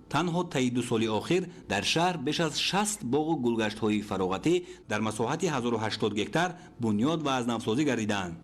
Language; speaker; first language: Tajik; native; Tajik